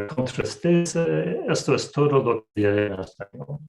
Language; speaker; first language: Spanish; non-native, learner; English